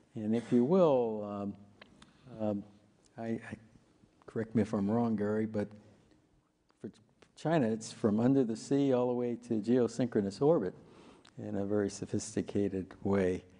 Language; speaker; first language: English; native; English